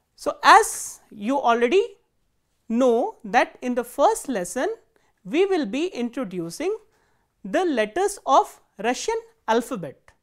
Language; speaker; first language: English; non-native, local second language; Hindi